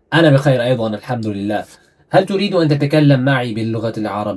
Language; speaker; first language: Arabic; non-native, learner; English